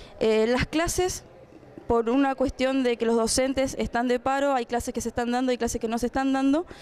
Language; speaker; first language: Spanish; native; Spanish